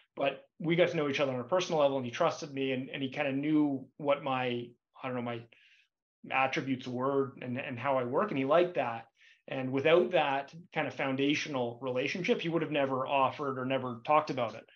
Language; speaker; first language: English; native; English